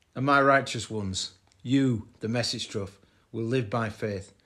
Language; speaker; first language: English; native; English